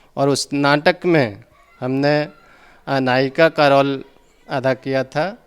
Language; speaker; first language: Hindi; native; Hindi